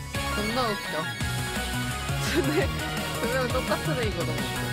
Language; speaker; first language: Korean; native; Korean